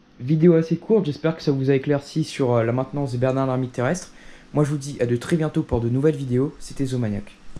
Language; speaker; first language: French; native; French